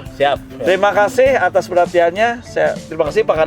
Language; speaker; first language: Indonesian; non-native, local second language; Sundanese